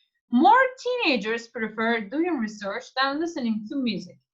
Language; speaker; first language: English; non-native, fluent; Turkish